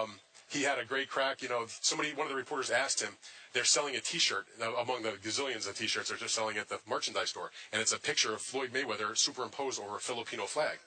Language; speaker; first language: English; native; English